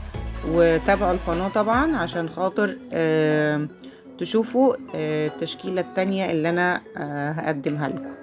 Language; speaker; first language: Arabic; native; Arabic